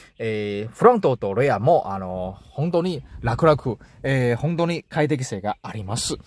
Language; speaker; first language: Japanese; non-native, learner; Chinese